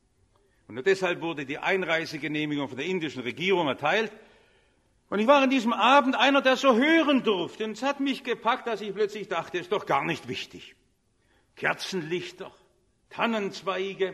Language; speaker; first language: German; native; German